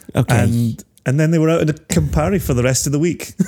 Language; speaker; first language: English; native; English